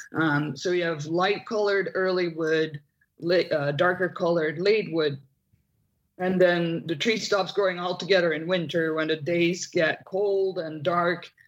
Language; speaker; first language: English; non-native, fluent; Dutch